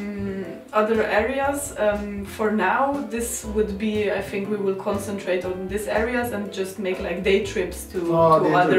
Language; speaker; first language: English; non-native, learner; Slovenian